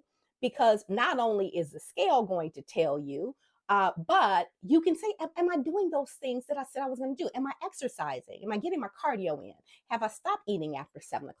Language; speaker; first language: English; native; English